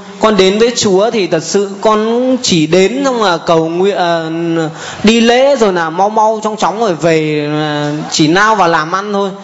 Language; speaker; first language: Vietnamese; native; Vietnamese